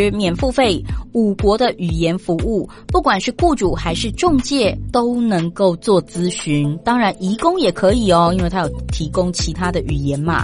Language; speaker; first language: Chinese; native; Chinese